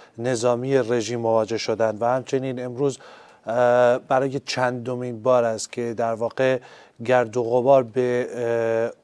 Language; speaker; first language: Persian; non-native, local second language; Central Kurdish